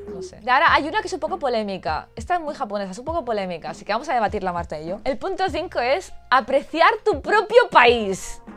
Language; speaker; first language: Spanish; native; Spanish